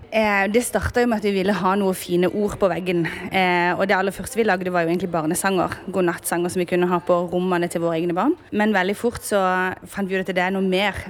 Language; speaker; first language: Norwegian; native; Norwegian